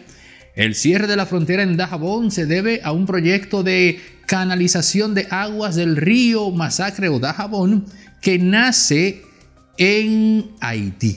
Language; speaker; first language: Spanish; native; Spanish